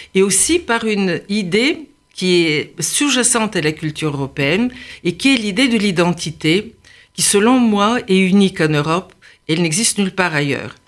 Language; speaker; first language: French; non-native, fluent; Bulgarian